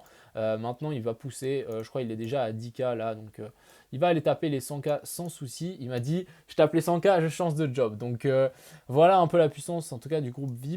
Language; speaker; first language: French; native; French